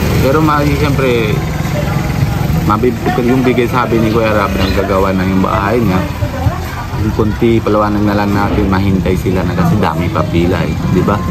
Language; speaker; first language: Filipino; non-native, learner; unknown